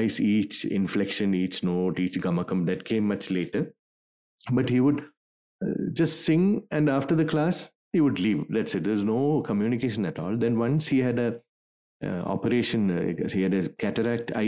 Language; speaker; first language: English; non-native, local second language; Malayalam